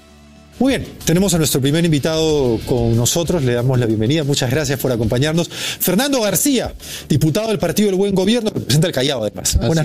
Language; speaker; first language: Spanish; native; Spanish